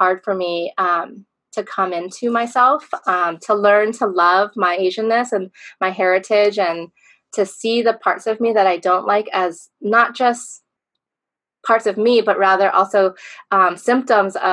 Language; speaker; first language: English; native; English